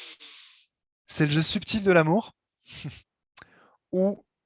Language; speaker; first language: French; native; French